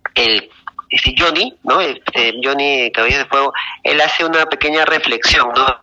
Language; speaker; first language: Spanish; native; Spanish